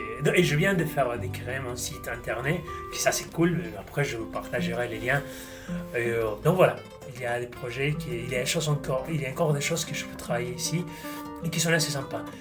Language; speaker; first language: French; non-native, fluent; Spanish